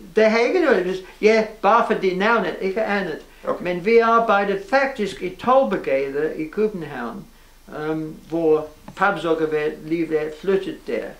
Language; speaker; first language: Danish; non-native, fluent; English